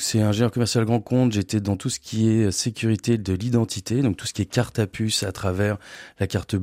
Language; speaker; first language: French; native; French